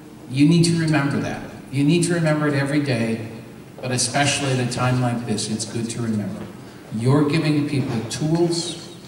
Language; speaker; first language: English; native; English